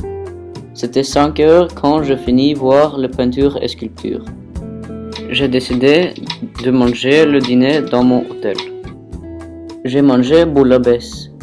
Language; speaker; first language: French; non-native, learner; Norwegian